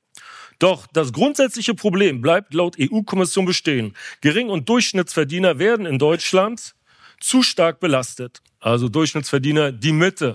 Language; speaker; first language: German; native; German